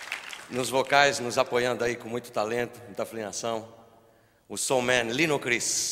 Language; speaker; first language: Portuguese; native; Portuguese